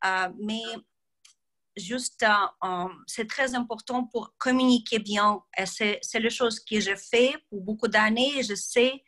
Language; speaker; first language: French; non-native, learner; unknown